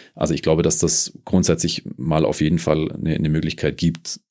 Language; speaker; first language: German; native; German